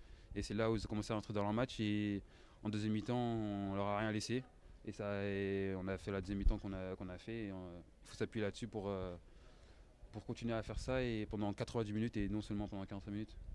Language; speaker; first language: French; native; French